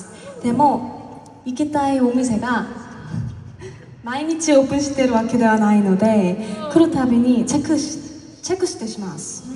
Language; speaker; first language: Japanese; non-native, fluent; Korean